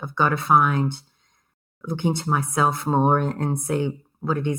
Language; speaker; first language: English; native; English